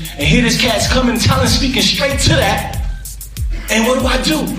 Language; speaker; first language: English; native; English